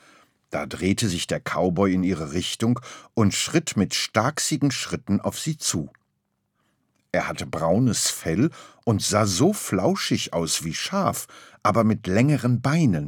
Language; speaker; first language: German; native; German